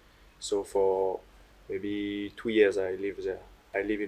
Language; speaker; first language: English; non-native, learner; French